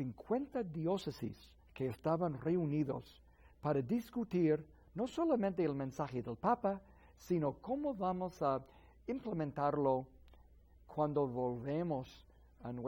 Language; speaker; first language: Spanish; non-native, fluent; English